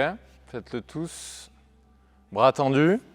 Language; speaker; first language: French; native; French